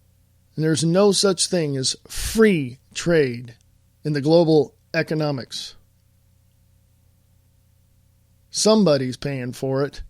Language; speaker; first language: English; native; English